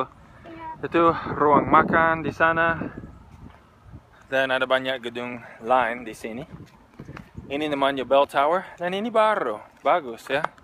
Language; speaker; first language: Indonesian; non-native, fluent; English